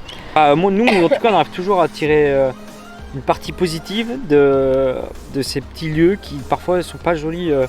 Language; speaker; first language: French; native; French